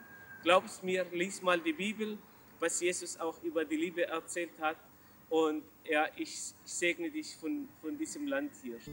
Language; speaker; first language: German; non-native, learner; Arabic